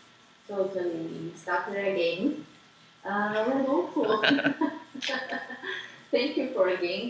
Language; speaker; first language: English; non-native, learner; Portuguese